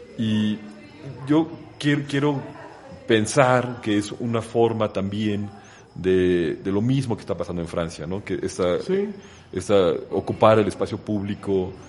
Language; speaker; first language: Spanish; native; Spanish